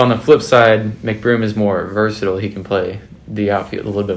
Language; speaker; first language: English; native; English